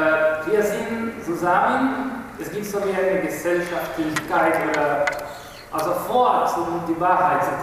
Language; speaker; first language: German; non-native, learner; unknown